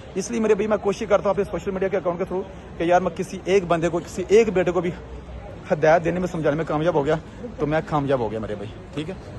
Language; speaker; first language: Urdu; non-native, local second language; Punjabi